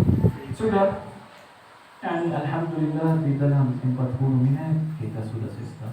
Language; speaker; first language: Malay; non-native, learner; Arabic